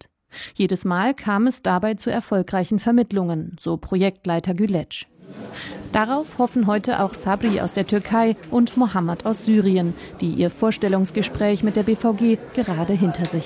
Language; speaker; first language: German; native; German